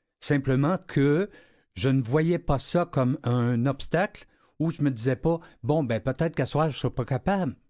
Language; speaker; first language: French; native; French